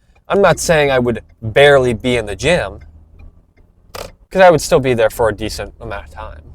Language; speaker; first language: English; native; English